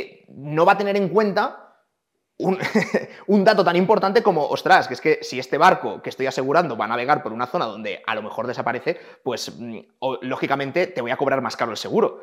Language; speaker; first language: Spanish; native; Spanish